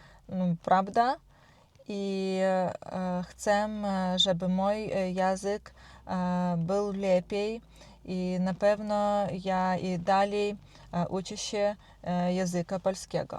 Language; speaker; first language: Polish; non-native, learner; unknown